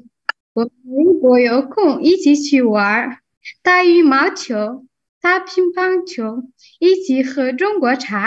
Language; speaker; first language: Chinese; non-native, learner; Arabic